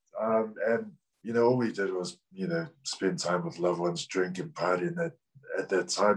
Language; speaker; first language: English; native; English